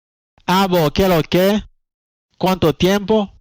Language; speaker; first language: Spanish; non-native, fluent; Haitian Creole